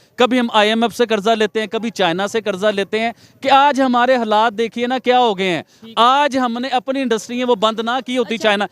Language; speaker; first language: Urdu; non-native, local second language; Punjabi